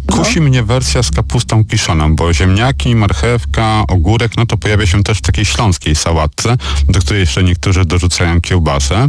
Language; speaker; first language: Polish; native; Polish